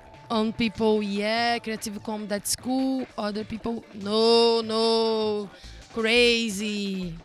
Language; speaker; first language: English; non-native, learner; Portuguese